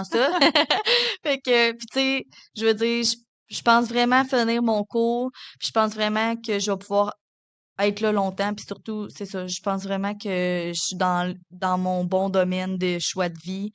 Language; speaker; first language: French; native; French